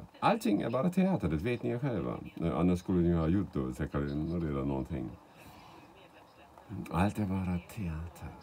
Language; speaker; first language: Swedish; non-native, fluent; German